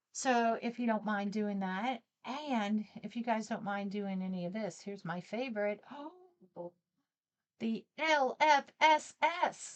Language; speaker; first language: English; native; English